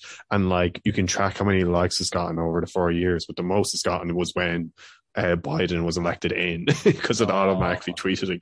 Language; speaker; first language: English; native; English